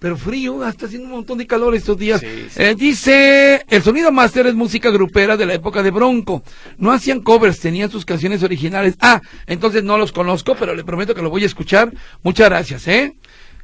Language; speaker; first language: Spanish; native; Spanish